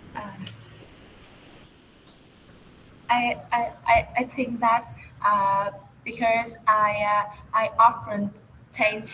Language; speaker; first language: English; non-native, learner; Vietnamese